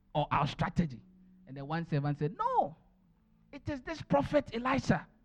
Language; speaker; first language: English; non-native, local second language; Akan